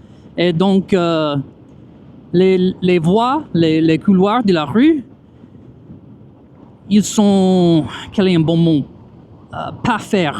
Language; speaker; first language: French; non-native, fluent; English